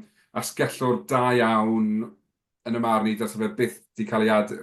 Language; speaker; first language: Welsh; native; Welsh